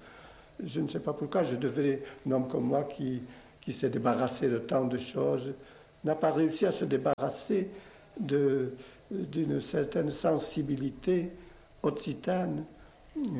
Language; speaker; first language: French; non-native, local second language; Occitan